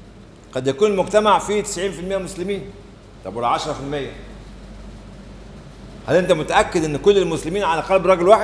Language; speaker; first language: Arabic; native; Arabic